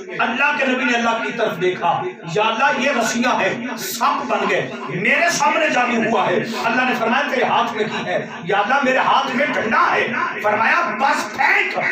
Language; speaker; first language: Urdu; non-native, local second language; Punjabi